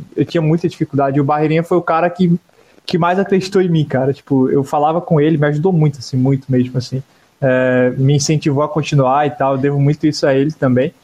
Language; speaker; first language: Portuguese; native; Portuguese